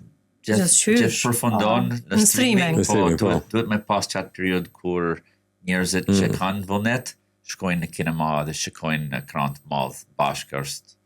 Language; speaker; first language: Albanian; non-native, fluent; English